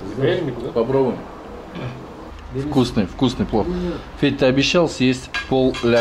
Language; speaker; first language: Russian; native; Russian